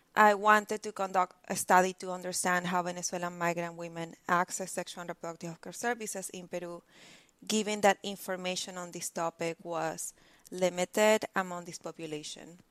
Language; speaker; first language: English; non-native, fluent; Spanish